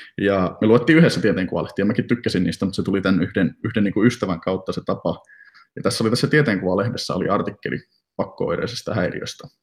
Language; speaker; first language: Finnish; native; Finnish